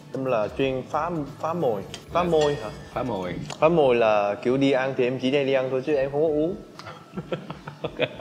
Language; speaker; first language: Vietnamese; non-native, fluent; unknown